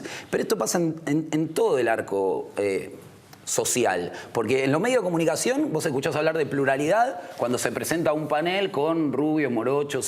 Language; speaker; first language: Spanish; native; Spanish